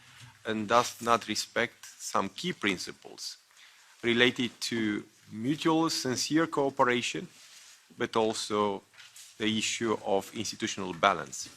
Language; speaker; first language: English; non-native, fluent; Romanian